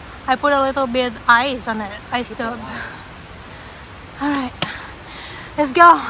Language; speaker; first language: English; non-native, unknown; Indonesian